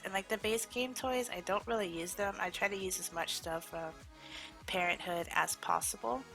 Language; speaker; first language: English; native; English